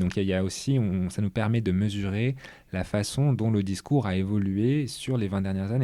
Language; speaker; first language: French; native; French